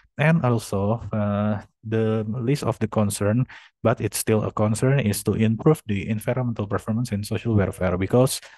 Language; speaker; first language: English; non-native, fluent; Indonesian